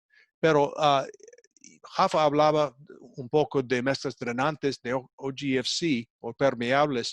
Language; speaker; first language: Spanish; non-native, fluent; English